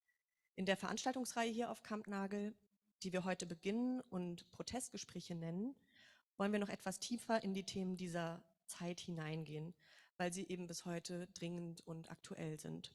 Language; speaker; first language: German; native; German